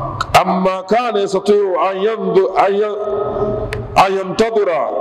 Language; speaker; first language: Arabic; non-native, fluent; Swahili